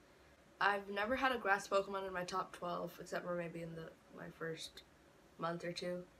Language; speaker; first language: English; native; English